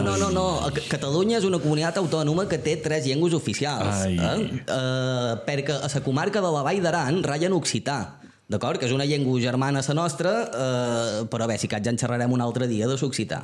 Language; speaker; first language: Catalan; native; Catalan